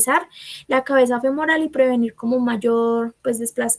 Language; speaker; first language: Spanish; native; Spanish